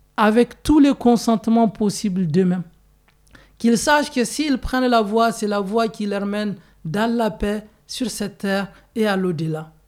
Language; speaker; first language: French; non-native, local second language; Hausa